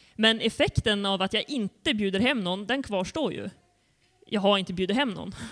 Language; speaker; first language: Swedish; native; Swedish